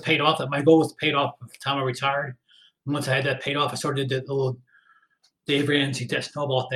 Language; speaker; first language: English; native; English